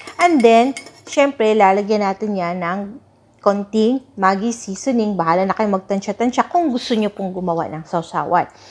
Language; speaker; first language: Filipino; non-native, local second language; Cebuano